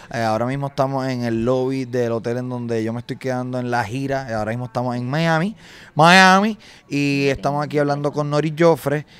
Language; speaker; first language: Spanish; native; Spanish